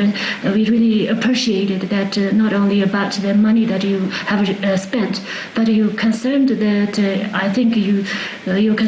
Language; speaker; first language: English; non-native, fluent; Tibetan